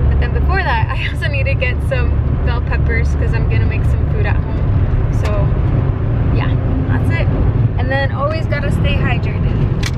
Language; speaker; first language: English; early bilingual, other home language; Spanish